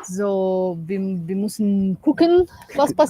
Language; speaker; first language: German; non-native, learner; Spanish